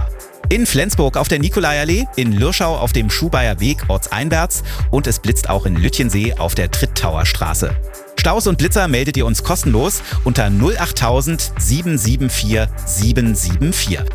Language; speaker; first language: German; native; German